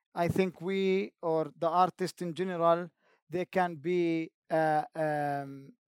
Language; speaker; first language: English; non-native, fluent; Arabic